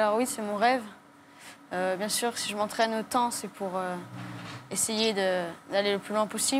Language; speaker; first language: French; native; French